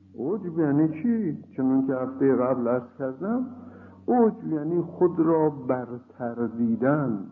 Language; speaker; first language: Persian; native; Persian